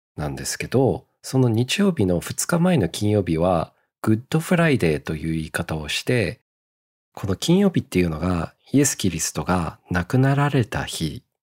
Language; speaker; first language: Japanese; early bilingual, heritage; Japanese